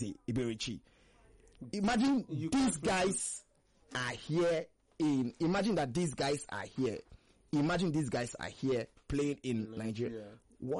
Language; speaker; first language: English; non-native, local second language; Hausa